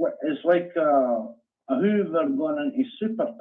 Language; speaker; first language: English; native; English